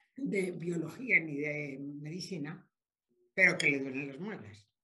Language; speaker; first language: Spanish; native; Spanish